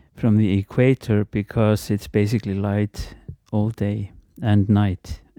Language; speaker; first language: English; non-native, fluent; Icelandic